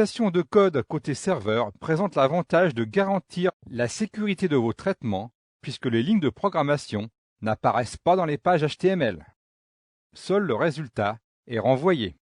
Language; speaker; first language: French; native; French